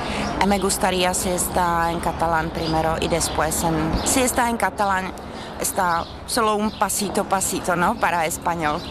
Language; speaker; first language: Spanish; non-native, learner; Czech